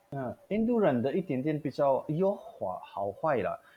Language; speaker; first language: Chinese; non-native, learner; Manipuri